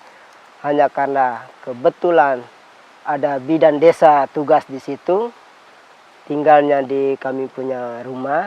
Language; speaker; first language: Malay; non-native, local second language; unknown